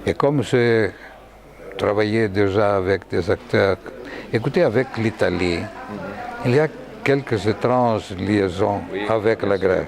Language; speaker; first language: French; non-native, fluent; Greek